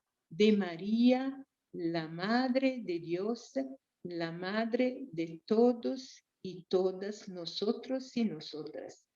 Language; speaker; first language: Spanish; non-native, fluent; Portuguese